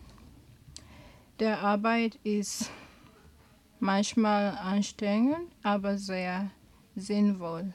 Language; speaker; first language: German; non-native, learner; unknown